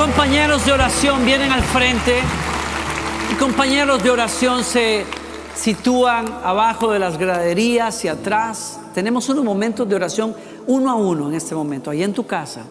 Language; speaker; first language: Spanish; native; Spanish